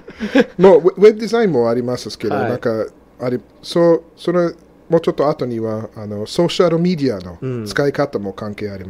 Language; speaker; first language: Japanese; non-native, fluent; English